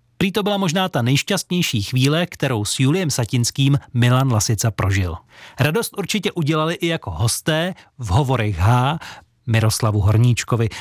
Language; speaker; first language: Czech; native; Czech